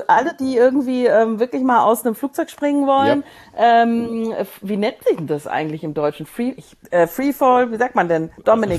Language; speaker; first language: German; native; German